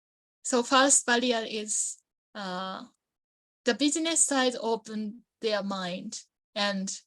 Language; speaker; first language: English; non-native, learner; Japanese